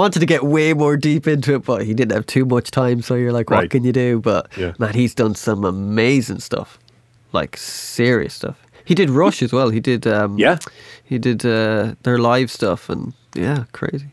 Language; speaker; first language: English; native; English